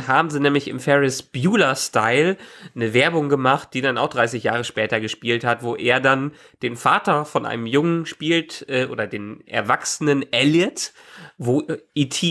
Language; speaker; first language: German; native; German